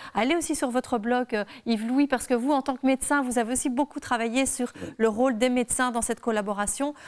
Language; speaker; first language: French; native; French